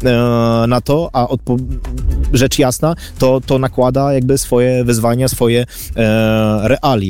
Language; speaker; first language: Polish; non-native, fluent; Ukrainian